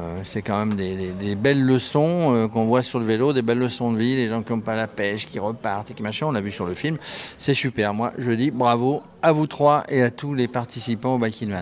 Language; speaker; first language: French; native; French